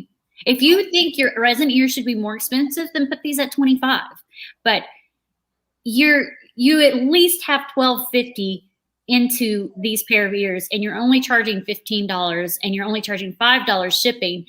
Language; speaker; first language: English; native; English